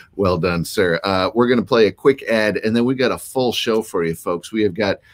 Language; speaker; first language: English; native; English